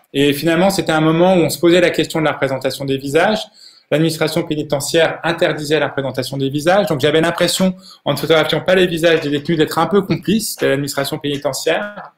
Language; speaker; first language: French; native; French